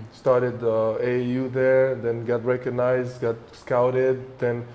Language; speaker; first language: English; early bilingual, other home language; French